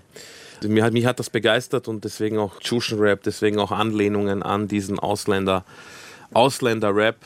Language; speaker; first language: German; early bilingual, other home language; Croatian